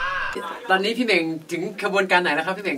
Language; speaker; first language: Thai; native; Thai